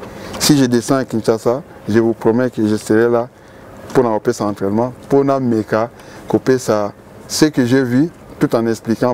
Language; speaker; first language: French; non-native, local second language; Lingala